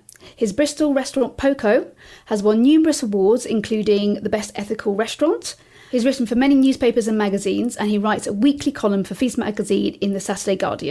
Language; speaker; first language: English; native; English